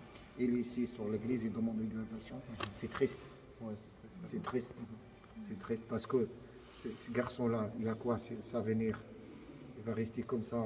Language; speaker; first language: French; non-native, fluent; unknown